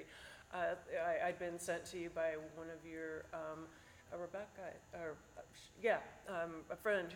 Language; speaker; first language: English; native; English